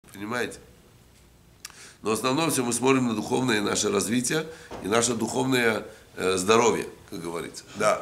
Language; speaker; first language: Russian; native; Russian